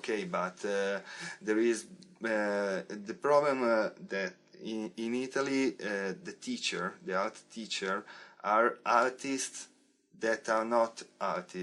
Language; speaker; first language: English; non-native, learner; Italian